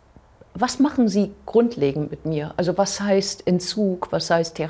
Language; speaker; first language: German; native; German